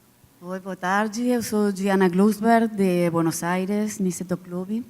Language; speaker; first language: Portuguese; non-native, fluent; Spanish